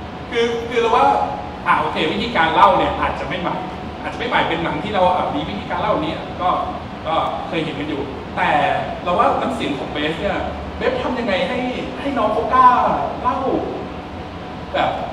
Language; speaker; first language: Thai; native; Thai